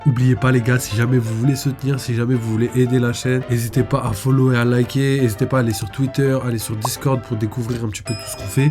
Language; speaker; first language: French; native; French